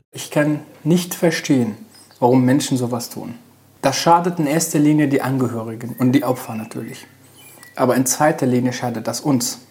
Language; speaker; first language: German; non-native, fluent; Arabic